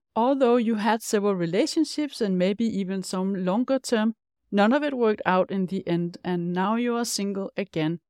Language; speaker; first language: English; non-native, fluent; Danish